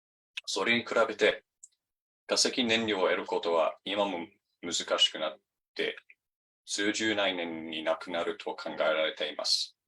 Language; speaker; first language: Japanese; non-native, fluent; English